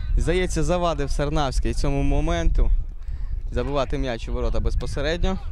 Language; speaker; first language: Ukrainian; non-native, local second language; Russian